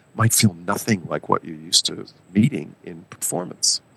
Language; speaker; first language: English; native; English